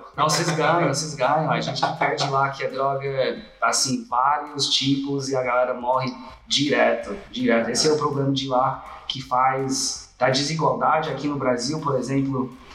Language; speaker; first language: Portuguese; non-native, fluent; English